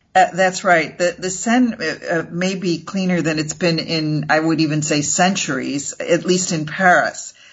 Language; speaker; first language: English; native; English